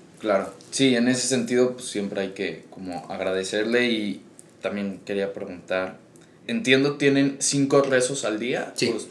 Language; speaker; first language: Spanish; native; Spanish